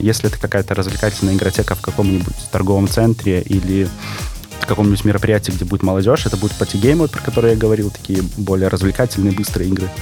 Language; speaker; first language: Russian; native; Russian